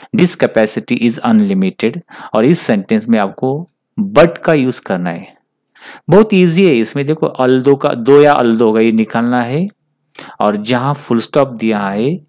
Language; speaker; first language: Hindi; non-native, local second language; Marathi